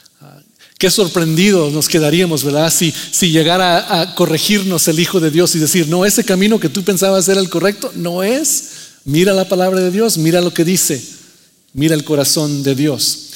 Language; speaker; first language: Spanish; early bilingual, heritage; Spanish